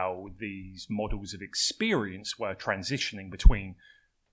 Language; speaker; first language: English; native; English